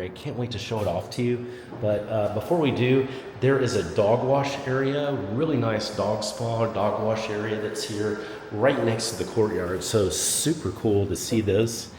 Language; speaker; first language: English; native; English